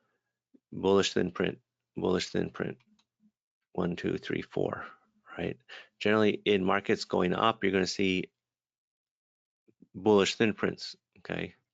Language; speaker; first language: English; native; English